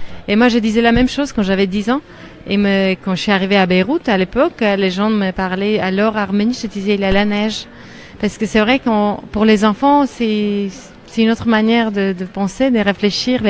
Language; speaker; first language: French; non-native, fluent; Armenian